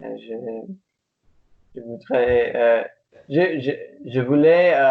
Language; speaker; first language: French; non-native, learner; English